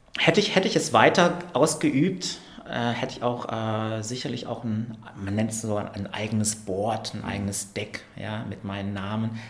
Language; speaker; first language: German; early bilingual, other home language; Vietnamese